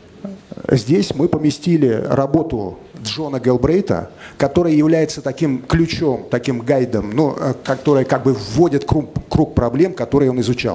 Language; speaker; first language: Russian; native; Russian